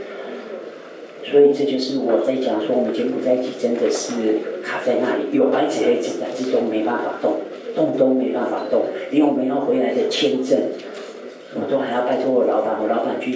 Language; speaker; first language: Chinese; native; Chinese